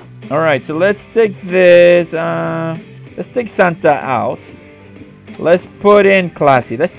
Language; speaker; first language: English; non-native, local second language; Spanish